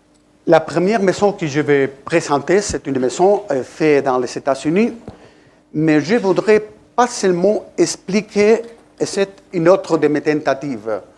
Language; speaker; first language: French; non-native, fluent; Spanish